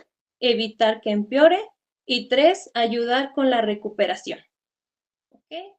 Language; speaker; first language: Spanish; native; Spanish